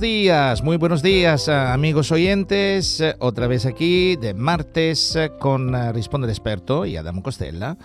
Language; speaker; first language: Spanish; non-native, fluent; Italian